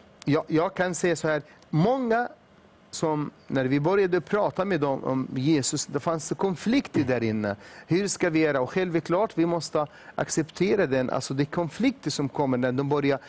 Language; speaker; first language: Swedish; non-native, fluent; Arabic